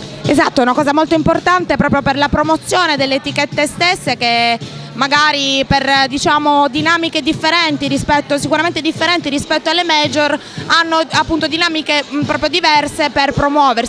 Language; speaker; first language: Italian; native; Italian